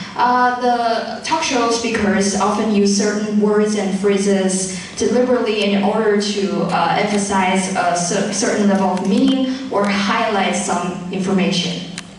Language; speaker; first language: English; non-native, fluent; Chinese